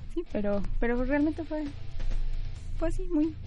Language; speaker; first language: Spanish; native; Spanish